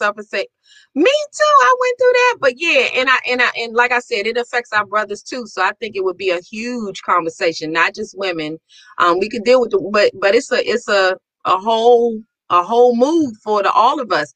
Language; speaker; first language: English; native; English